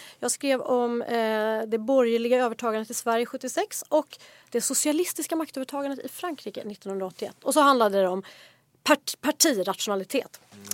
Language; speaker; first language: Swedish; native; Swedish